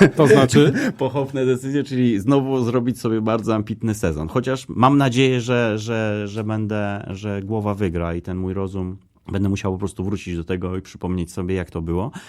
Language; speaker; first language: Polish; native; Polish